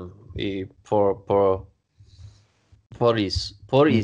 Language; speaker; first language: Portuguese; non-native, learner; Swedish